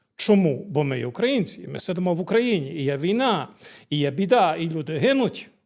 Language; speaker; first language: Ukrainian; early bilingual, heritage; Ukrainian